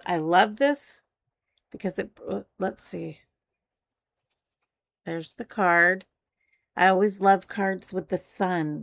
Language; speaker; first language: English; native; English